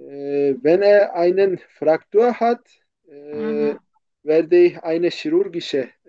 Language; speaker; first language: German; non-native, fluent; Turkish